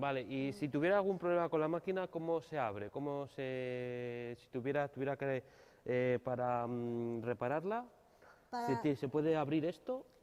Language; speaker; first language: Spanish; native; Spanish